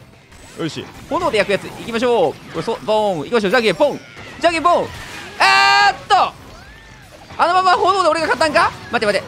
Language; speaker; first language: Japanese; native; Japanese